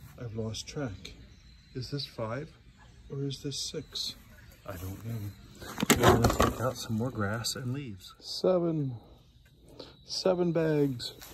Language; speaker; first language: English; native; English